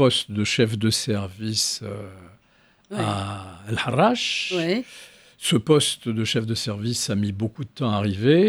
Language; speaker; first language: French; non-native, local second language; Arabic